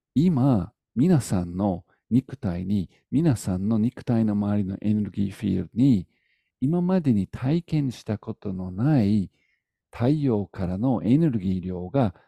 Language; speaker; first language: Japanese; non-native, fluent; English